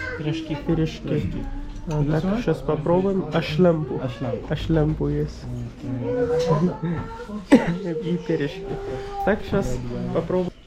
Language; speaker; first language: Russian; non-native, learner; Urdu